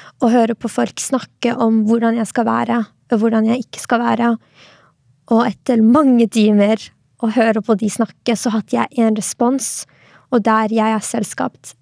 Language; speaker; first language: Norwegian; early bilingual, other home language; Arabic